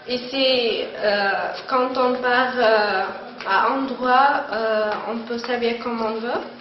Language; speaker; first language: French; non-native, learner; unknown